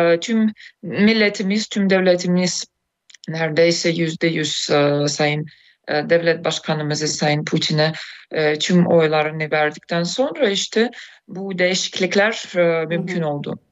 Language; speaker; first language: Turkish; non-native, fluent; Russian